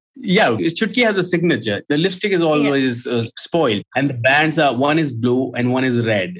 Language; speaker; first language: English; non-native, local second language; Hindi